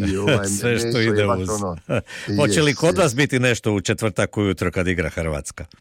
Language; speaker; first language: Serbian; native; Serbian